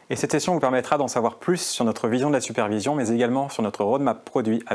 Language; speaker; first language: French; native; French